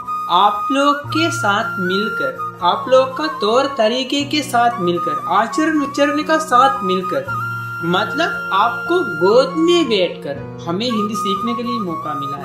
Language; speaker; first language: Hindi; non-native, learner; Sinhala